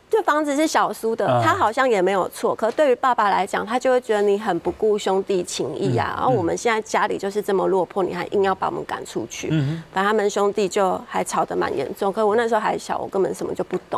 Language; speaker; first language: Chinese; native; Chinese